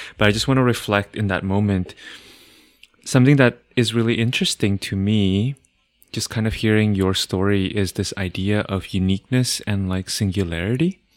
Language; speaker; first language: English; non-native, fluent; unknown